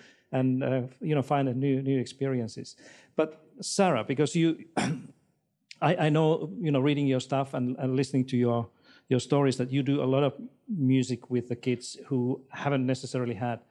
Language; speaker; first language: English; non-native, fluent; Finnish